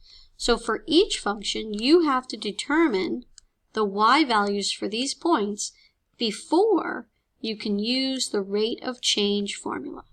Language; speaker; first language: English; native; English